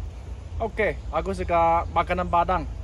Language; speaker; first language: Indonesian; non-native, fluent; Chinese